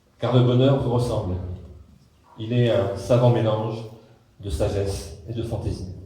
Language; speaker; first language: French; native; French